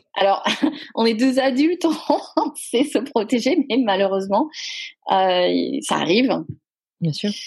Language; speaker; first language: French; native; French